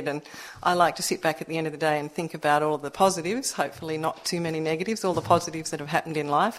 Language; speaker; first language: English; native; English